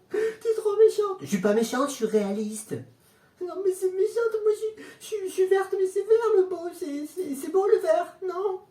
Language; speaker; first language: French; native; French